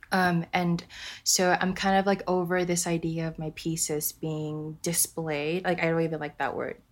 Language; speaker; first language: English; early bilingual, other home language; Japanese